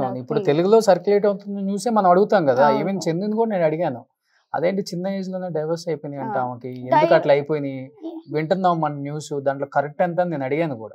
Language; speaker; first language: Telugu; native; Telugu